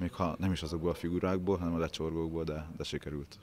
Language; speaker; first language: Hungarian; native; Hungarian